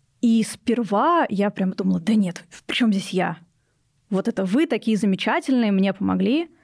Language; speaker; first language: Russian; native; Russian